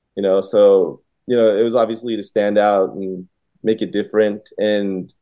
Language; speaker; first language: English; early bilingual, other home language; Vietnamese